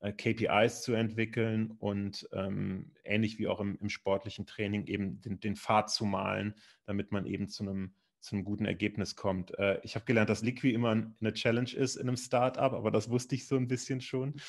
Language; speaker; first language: German; native; German